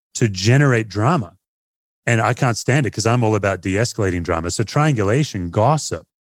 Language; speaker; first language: English; native; English